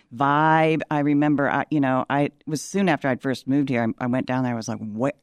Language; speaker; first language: English; native; English